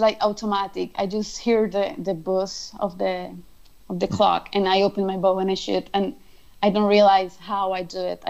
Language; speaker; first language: English; non-native, fluent; Spanish